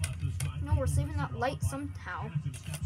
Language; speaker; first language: English; native; English